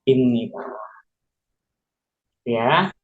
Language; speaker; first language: Korean; non-native, local second language; Indonesian